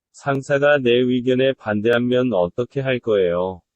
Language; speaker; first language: Korean; non-native, learner; Bangla